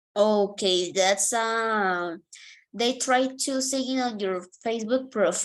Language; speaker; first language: English; non-native, fluent; Spanish